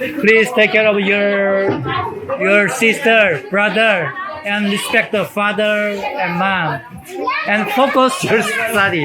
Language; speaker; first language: English; non-native, learner; Korean